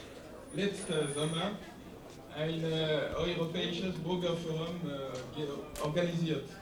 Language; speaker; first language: German; non-native, learner; French